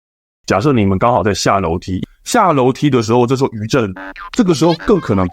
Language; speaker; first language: Chinese; native; Chinese